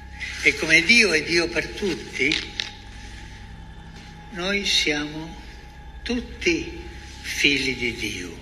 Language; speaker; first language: Italian; non-native, fluent; Spanish